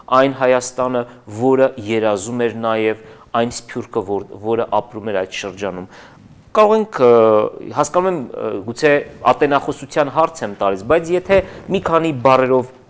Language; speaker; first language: Armenian; native; Armenian